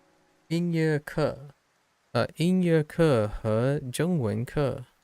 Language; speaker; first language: Chinese; non-native, learner; English